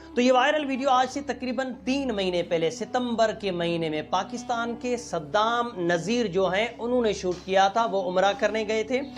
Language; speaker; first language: Hindi; native; Hindi